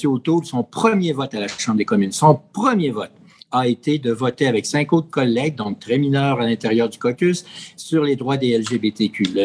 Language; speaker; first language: French; native; French